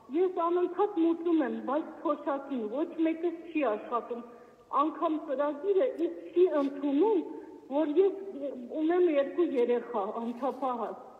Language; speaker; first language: Armenian; native; Armenian